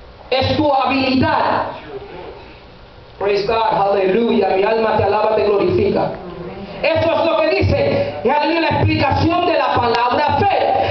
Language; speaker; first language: Spanish; early bilingual, heritage; Spanish